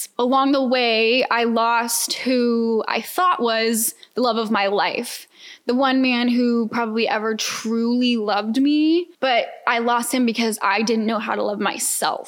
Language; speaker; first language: English; native; English